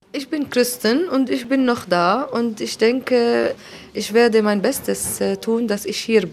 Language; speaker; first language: German; non-native, fluent; Arabic